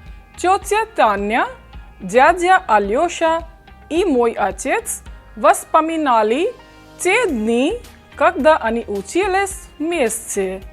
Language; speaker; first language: Russian; non-native, fluent; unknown